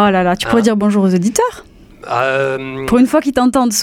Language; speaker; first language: French; native; French